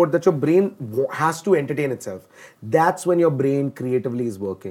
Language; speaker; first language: English; non-native, local second language; Malayalam